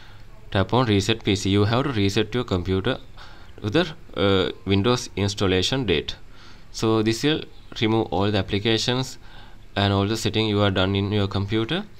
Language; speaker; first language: English; non-native, fluent; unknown